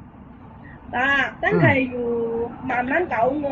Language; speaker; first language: Cantonese; non-native, learner; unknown